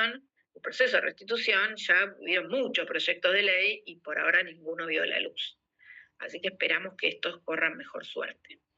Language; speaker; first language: Spanish; native; Spanish